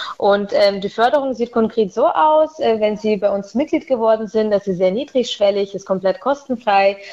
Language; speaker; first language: German; early bilingual, other home language; Russian